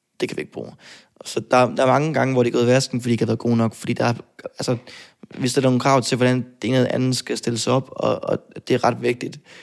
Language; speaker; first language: Danish; native; Danish